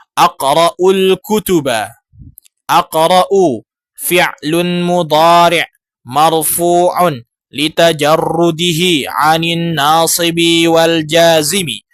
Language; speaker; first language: Arabic; non-native, fluent; Indonesian